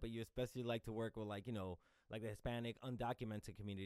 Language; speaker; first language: English; early bilingual, other home language; Spanish